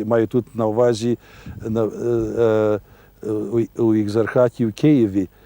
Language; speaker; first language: Ukrainian; early bilingual, heritage; Ukrainian